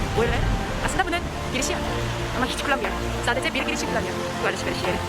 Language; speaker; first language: Turkish; non-native, learner; Korean